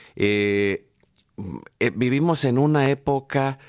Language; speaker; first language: Spanish; native; Spanish